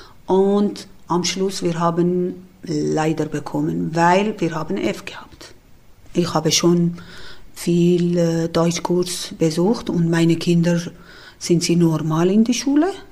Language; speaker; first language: German; non-native, learner; Kurdish